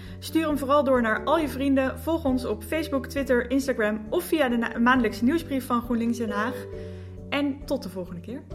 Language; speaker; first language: Dutch; native; Dutch